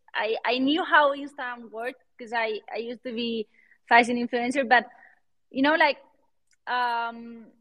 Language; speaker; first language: English; non-native, fluent; Spanish